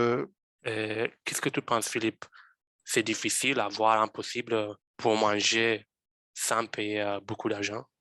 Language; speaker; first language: French; non-native, fluent; Romanian